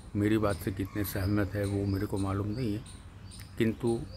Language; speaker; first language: Hindi; non-native, local second language; Gujarati